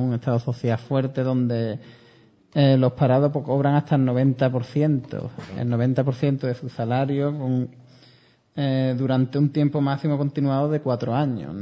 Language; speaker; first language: Spanish; native; Spanish